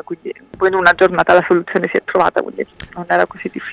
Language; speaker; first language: Italian; native; Italian